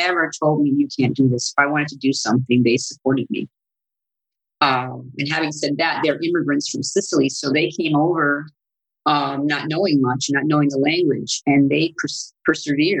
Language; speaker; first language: English; non-native, fluent; Italian